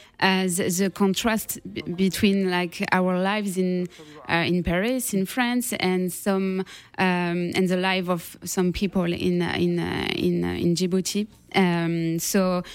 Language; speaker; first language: English; non-native, learner; French